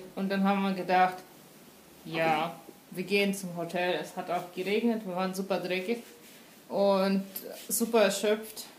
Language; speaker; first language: German; non-native, fluent; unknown